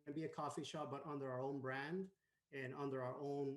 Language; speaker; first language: English; non-native, fluent; Spanish